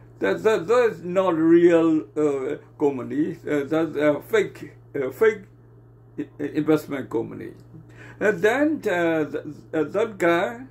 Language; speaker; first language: English; non-native, learner; Burmese